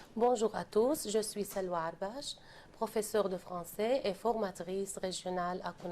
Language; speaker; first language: French; non-native, fluent; Arabic